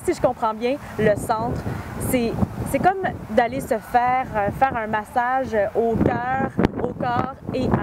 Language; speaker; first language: French; native; French